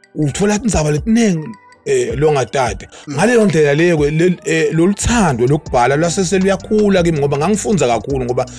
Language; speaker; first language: Zulu; non-native, local second language; Swati